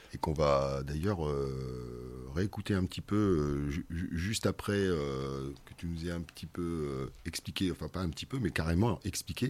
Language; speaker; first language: French; native; French